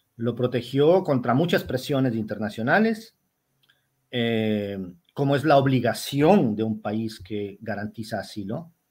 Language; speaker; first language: Spanish; native; Spanish